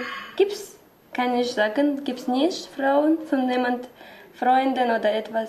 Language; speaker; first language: German; non-native, learner; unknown